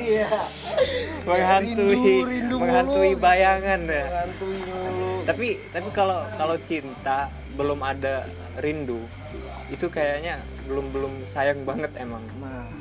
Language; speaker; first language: Indonesian; native; Indonesian